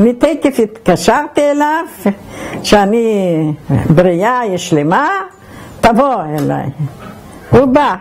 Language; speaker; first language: Hebrew; non-native, fluent; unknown